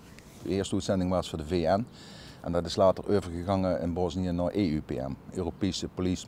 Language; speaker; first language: Dutch; native; Dutch